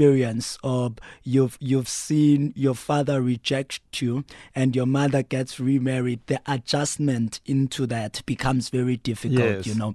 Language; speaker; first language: English; non-native, local second language; Xhosa